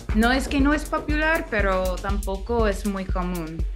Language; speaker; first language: Spanish; non-native, fluent; English